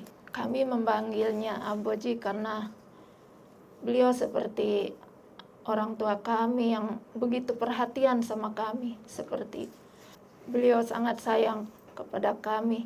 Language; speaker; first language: Indonesian; non-native, local second language; Sasak